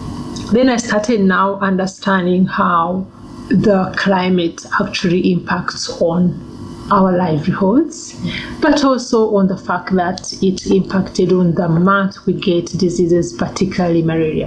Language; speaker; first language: English; non-native, local second language; Kinyarwanda